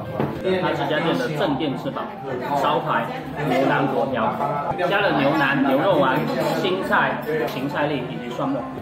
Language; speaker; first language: Chinese; non-native, local second language; Min Nan Chinese